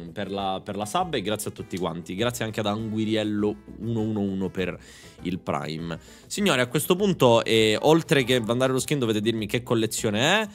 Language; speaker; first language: Italian; native; Italian